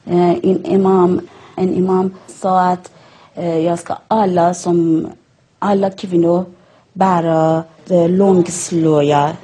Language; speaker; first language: Swedish; non-native, learner; Persian